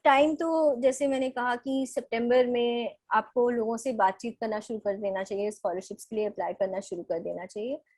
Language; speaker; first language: Hindi; native; Hindi